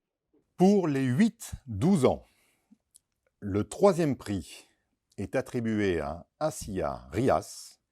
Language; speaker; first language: French; native; French